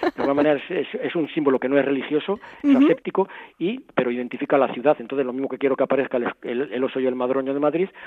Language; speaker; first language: Spanish; native; Spanish